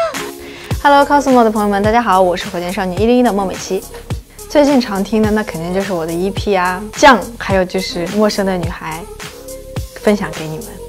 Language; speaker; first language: Chinese; native; Chinese